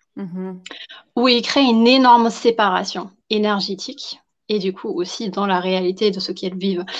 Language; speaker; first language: French; non-native, fluent; German